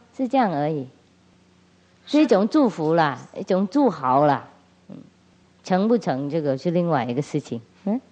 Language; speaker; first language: Chinese; non-native, fluent; Vietnamese